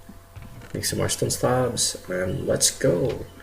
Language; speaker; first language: English; native; English